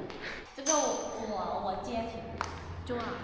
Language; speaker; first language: Chinese; non-native, fluent; Lao